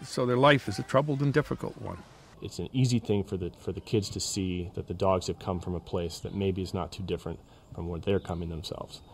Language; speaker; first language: English; native; English